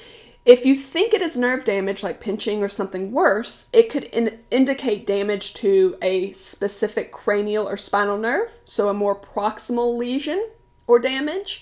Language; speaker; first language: English; native; English